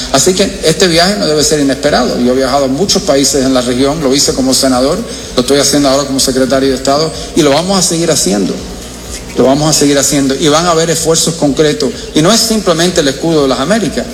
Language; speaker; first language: Spanish; early bilingual, heritage; Spanish